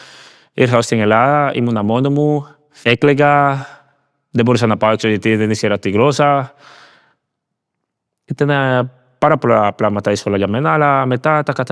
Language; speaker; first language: Greek; non-native, learner; Spanish